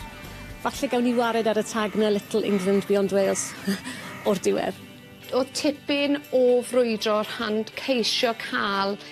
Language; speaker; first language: Welsh; native; Welsh